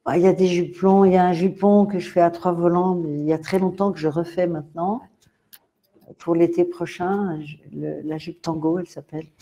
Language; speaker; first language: French; native; French